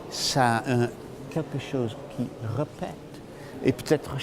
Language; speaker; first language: French; non-native, fluent; English